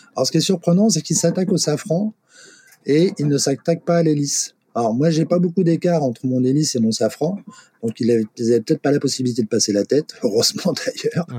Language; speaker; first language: French; native; French